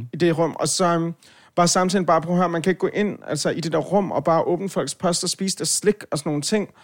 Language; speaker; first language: Danish; native; Danish